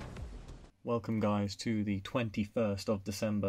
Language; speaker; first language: English; native; English